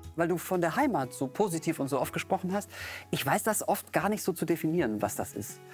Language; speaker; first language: German; native; German